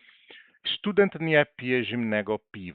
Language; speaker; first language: Polish; non-native, learner; Portuguese